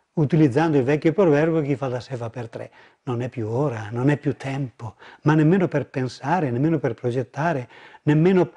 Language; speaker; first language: Italian; native; Italian